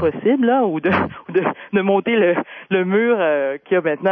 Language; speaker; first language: French; native; French